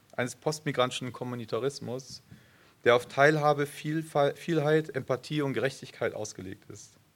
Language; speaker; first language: German; native; German